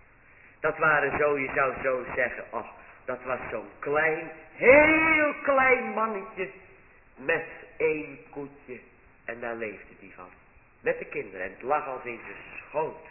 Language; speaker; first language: Dutch; native; Dutch